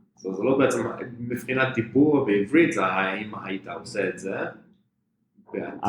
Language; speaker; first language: Hebrew; non-native, fluent; English